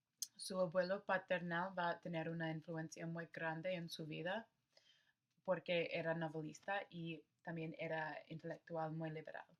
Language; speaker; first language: Spanish; non-native, learner; English